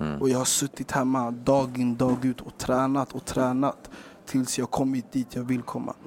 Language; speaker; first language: Swedish; early bilingual, other home language; Spanish